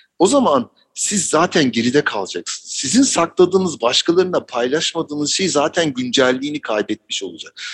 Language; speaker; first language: Turkish; early bilingual, heritage; Turkish